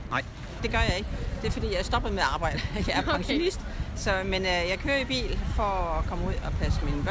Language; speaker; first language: Danish; native; Danish